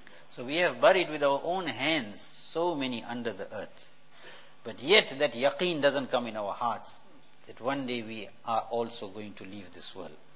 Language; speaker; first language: English; native; English